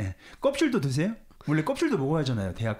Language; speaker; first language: Korean; native; Korean